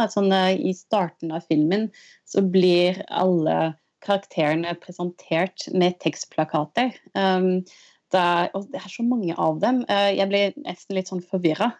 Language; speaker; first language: Norwegian; non-native, fluent; French